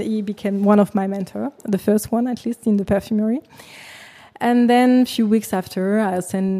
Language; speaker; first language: English; non-native, fluent; French